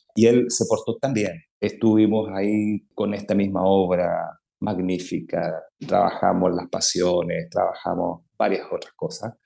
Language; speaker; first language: Spanish; native; Spanish